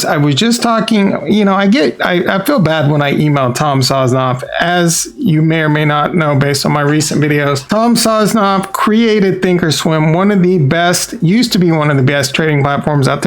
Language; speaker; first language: English; native; English